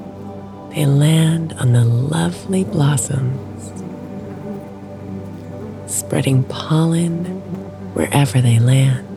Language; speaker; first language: English; native; English